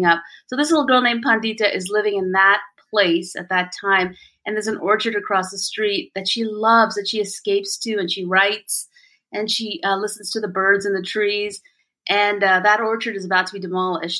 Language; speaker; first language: English; early bilingual, other home language; Bangla